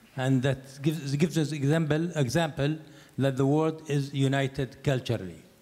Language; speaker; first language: English; non-native, fluent; Arabic